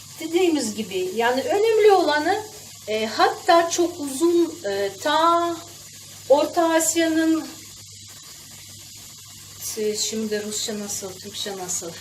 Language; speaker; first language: Turkish; non-native, fluent; Russian